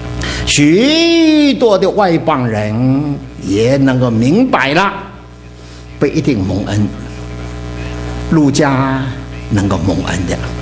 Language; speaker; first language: Chinese; native; Chinese